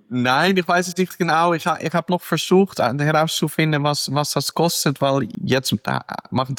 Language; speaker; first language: German; non-native, fluent; Dutch